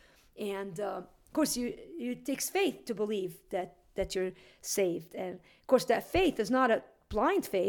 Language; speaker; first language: English; native; English